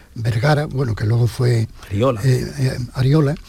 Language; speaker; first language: Spanish; native; Spanish